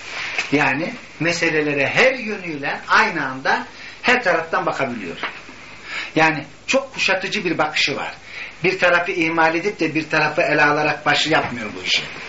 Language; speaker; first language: Turkish; native; Turkish